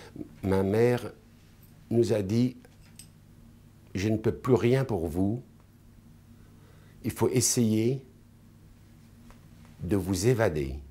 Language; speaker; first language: French; non-native, fluent; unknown